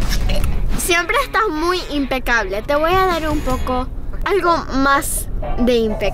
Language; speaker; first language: Spanish; early bilingual, heritage; Spanish